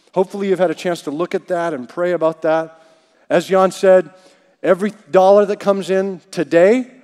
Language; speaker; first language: English; native; English